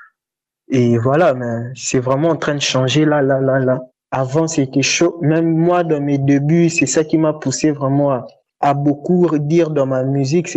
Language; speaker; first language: French; non-native, local second language; Lingala